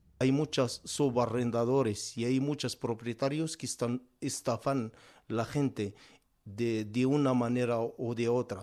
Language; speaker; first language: Spanish; non-native, learner; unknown